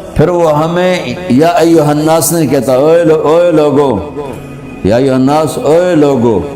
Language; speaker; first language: Urdu; non-native, local second language; Punjabi